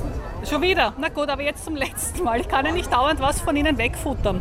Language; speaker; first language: German; native; German